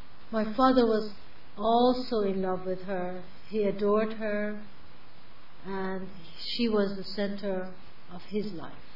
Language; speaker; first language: English; non-native, fluent; Persian